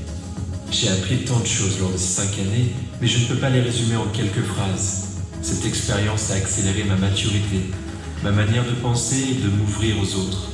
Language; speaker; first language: French; native; French